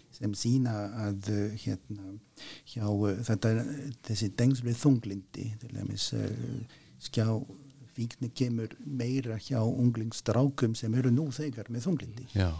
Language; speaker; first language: Icelandic; non-native, fluent; French